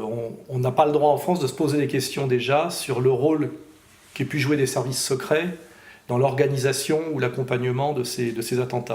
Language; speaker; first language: French; native; French